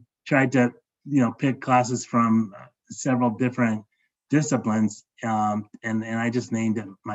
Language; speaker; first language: English; native; English